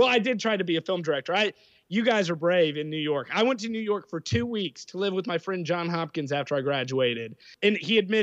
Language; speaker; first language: English; native; English